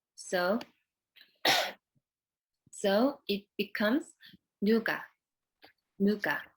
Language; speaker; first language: English; non-native, fluent; Korean